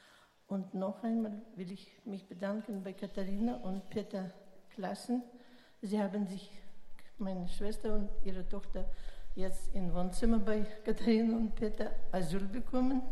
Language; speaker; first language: German; early bilingual, heritage; German